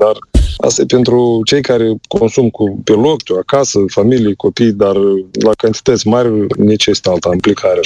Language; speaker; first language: Romanian; native; Romanian